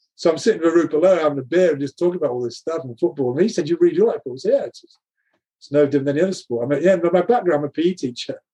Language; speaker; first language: English; native; English